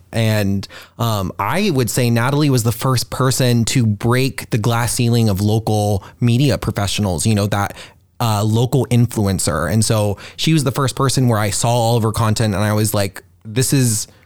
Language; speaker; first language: English; native; English